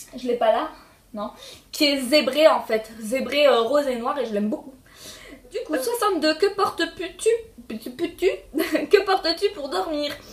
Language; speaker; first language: French; early bilingual, other home language; Polish